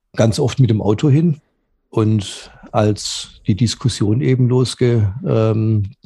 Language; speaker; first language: German; native; German